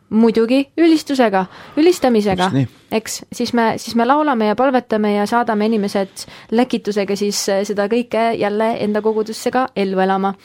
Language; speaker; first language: Estonian; early bilingual, heritage; Estonian